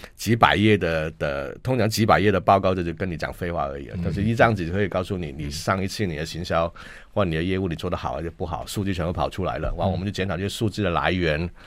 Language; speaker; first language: Chinese; non-native, local second language; Cantonese